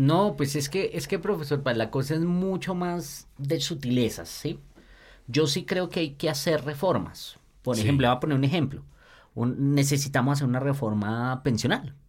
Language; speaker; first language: Spanish; native; Spanish